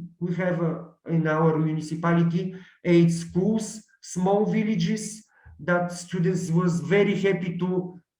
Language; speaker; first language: English; non-native, learner; Bulgarian